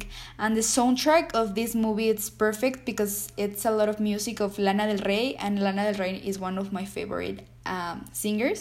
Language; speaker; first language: English; non-native, learner; Spanish